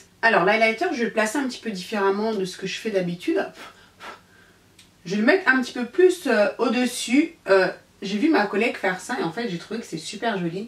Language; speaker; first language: French; native; French